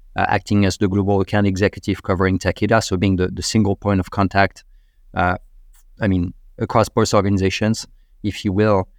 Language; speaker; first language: English; non-native, fluent; French